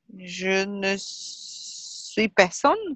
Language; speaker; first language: French; non-native, learner; Portuguese